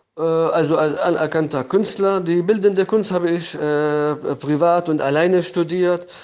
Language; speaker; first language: German; non-native, fluent; Arabic